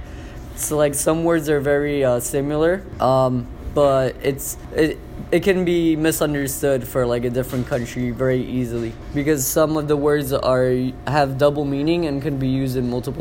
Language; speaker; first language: English; early bilingual, other home language; Polish